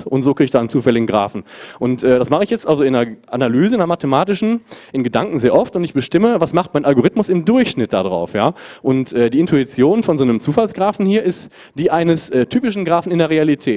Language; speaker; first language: German; native; German